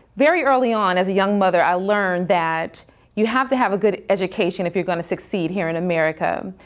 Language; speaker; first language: English; native; English